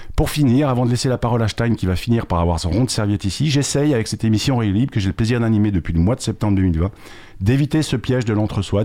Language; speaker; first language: French; native; French